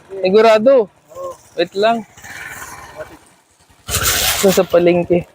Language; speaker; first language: Filipino; non-native, learner; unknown